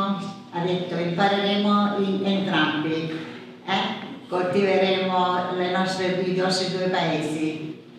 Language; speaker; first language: Italian; early bilingual, heritage; English